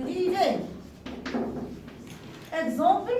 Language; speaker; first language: French; non-native, local second language; Arabic